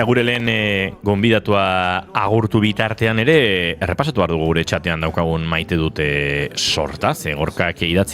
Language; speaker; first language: Basque; native; Basque